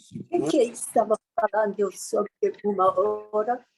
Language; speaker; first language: Portuguese; non-native, learner; Persian